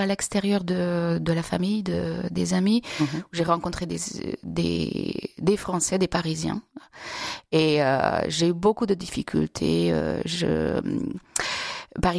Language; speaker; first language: French; non-native, fluent; Hungarian